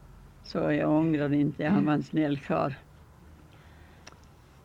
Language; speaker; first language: Swedish; early bilingual, heritage; Swedish